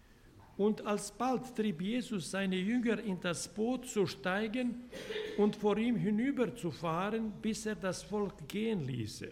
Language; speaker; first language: German; non-native, fluent; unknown